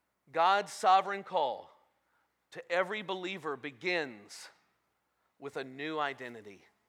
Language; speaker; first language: English; native; English